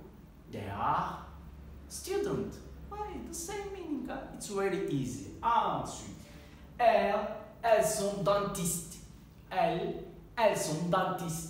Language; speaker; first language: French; non-native, fluent; Turkish